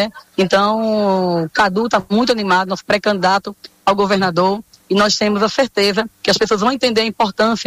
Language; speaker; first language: Portuguese; native; Portuguese